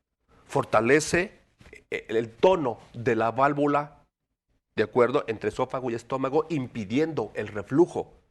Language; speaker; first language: Spanish; native; Spanish